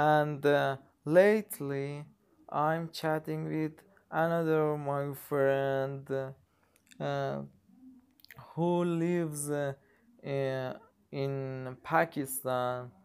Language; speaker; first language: English; non-native, learner; Persian